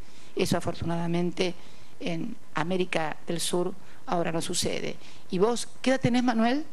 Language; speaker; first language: Spanish; native; Spanish